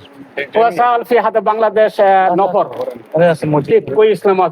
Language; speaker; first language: Arabic; non-native, learner; Bangla